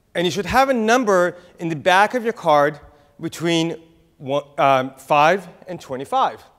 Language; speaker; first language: English; native; English